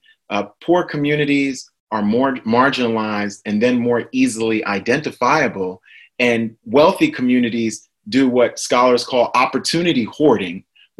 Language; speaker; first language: English; native; English